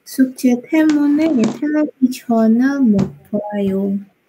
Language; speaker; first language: Korean; non-native, learner; Indonesian